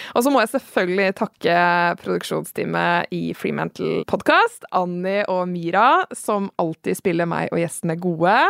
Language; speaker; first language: Norwegian; native; Norwegian